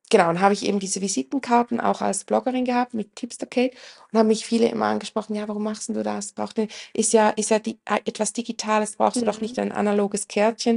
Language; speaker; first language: German; native; German